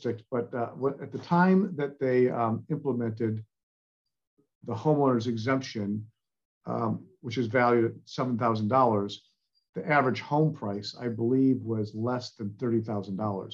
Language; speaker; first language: English; native; English